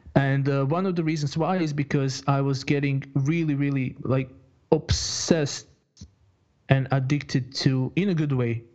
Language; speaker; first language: English; non-native, fluent; Croatian